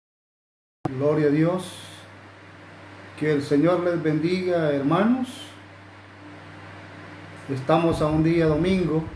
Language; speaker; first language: Spanish; native; Spanish